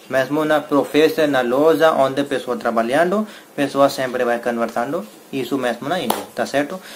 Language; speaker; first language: Portuguese; non-native, learner; Hindi